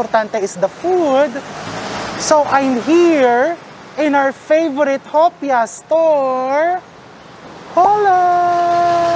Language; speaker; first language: English; non-native, local second language; Filipino